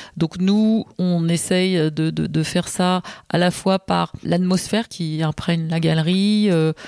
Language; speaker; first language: French; native; French